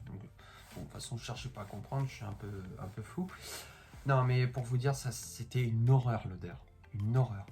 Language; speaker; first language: French; native; French